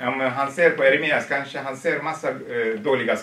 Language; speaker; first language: Swedish; non-native, fluent; Tigrinya